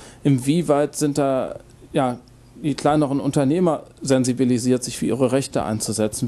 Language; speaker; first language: German; native; German